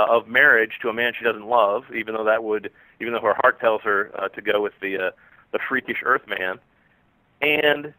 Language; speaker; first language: English; native; English